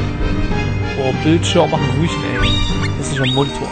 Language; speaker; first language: German; native; German